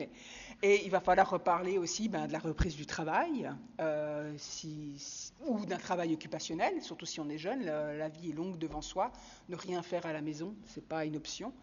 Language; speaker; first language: French; native; French